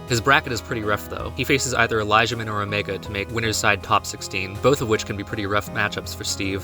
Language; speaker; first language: English; native; English